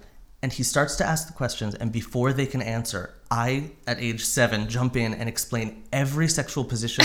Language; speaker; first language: English; native; English